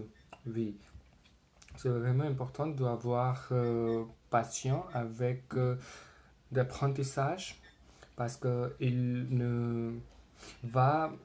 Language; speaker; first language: French; non-native, learner; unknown